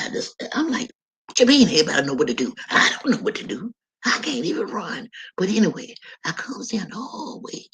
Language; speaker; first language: English; native; English